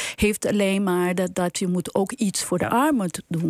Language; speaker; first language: Dutch; non-native, fluent; Portuguese